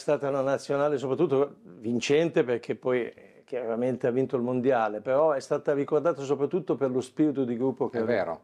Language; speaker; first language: Italian; native; Italian